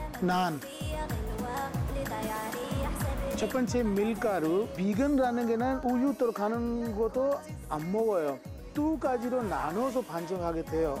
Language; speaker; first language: Korean; non-native, fluent; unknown